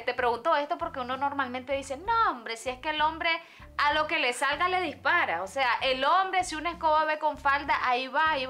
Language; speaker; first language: Spanish; native; Spanish